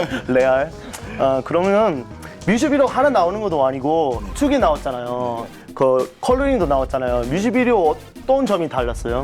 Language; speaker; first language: Korean; non-native, fluent; English